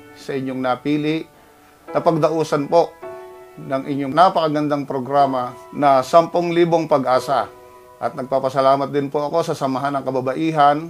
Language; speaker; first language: Filipino; native; Filipino